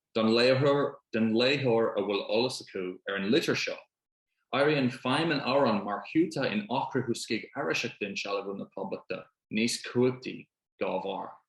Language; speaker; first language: Irish; non-native, local second language; English